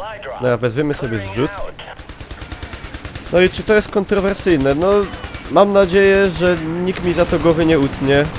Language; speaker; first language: Polish; native; Polish